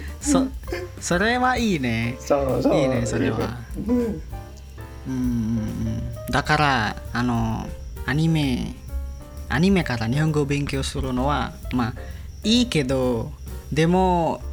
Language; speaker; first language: Japanese; non-native, learner; Indonesian